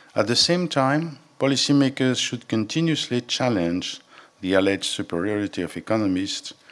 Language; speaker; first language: English; non-native, fluent; French